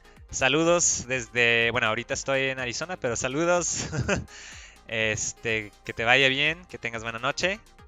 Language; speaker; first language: Spanish; early bilingual, heritage; Spanish